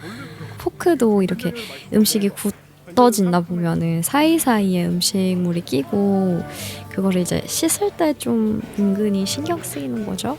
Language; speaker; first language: Korean; non-native, fluent; Persian